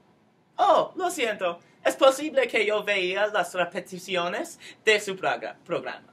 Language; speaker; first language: Spanish; non-native, learner; English